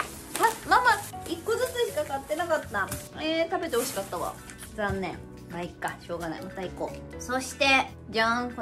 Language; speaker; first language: Japanese; native; Japanese